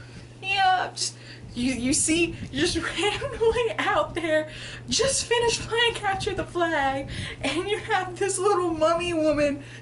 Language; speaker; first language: English; native; English